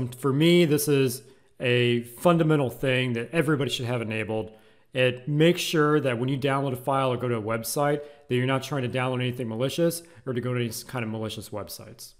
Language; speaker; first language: English; native; English